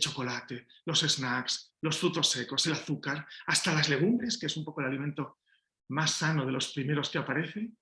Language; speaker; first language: Spanish; native; Spanish